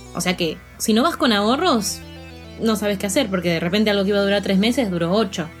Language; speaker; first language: Spanish; native; Spanish